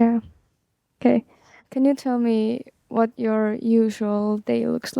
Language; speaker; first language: English; non-native, fluent; Estonian